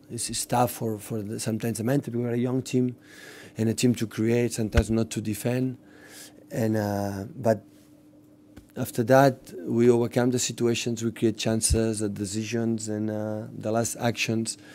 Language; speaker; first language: English; non-native, fluent; Catalan